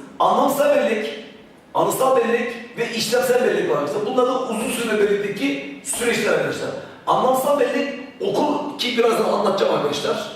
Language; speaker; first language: Turkish; native; Turkish